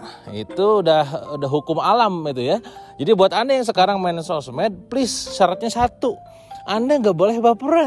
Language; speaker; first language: Indonesian; native; Indonesian